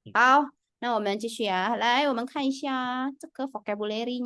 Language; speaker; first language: Chinese; non-native, fluent; Indonesian